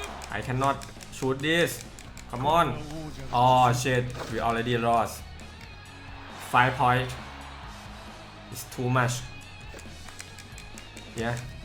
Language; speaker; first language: English; non-native, learner; Thai